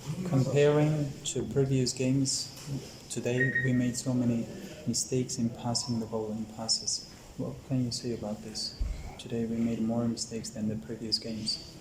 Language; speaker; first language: English; non-native, fluent; Turkish